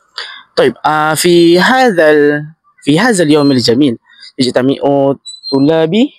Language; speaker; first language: Arabic; non-native, learner; Malay